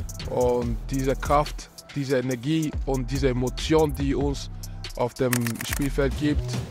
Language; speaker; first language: German; non-native, fluent; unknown